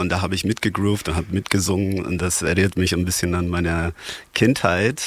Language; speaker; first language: German; non-native, fluent; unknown